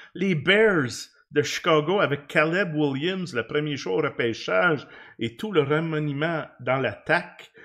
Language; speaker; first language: French; native; French